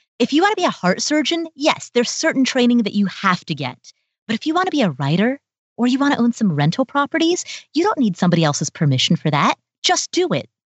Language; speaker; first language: English; early bilingual, other home language; Nepali